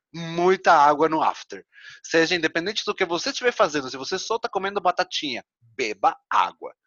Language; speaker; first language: Portuguese; non-native, fluent; Spanish